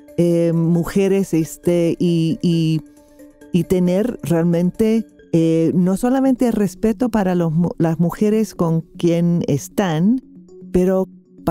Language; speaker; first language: Spanish; non-native, fluent; English